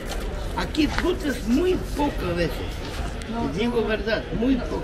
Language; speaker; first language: Spanish; non-native, learner; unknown